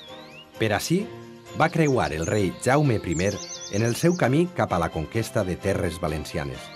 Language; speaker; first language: Catalan; native; Catalan